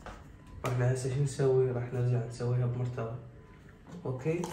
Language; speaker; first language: Arabic; native; Arabic